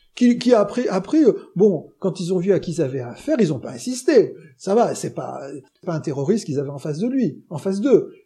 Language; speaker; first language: French; native; French